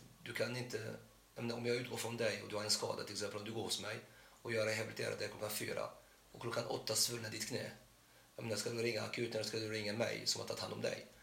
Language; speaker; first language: Swedish; non-native, fluent; Arabic